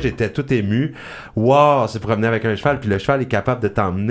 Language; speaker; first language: French; native; French